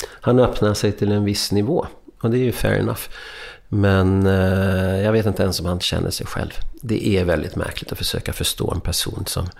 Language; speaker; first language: Swedish; early bilingual, other home language; Hungarian